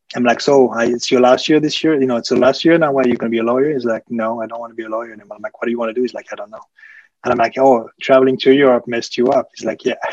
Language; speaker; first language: English; early bilingual, other home language; French